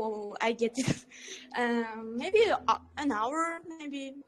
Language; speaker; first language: English; non-native, learner; Uzbek